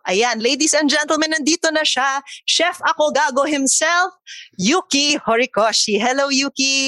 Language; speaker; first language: Filipino; native; Filipino